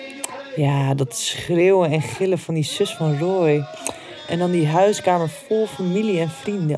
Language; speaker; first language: Dutch; native; Dutch